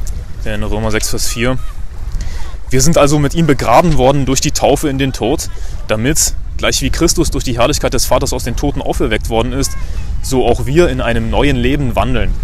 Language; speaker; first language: German; native; German